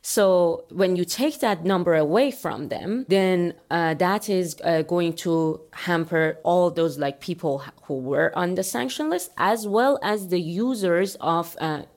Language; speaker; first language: English; non-native, fluent; Persian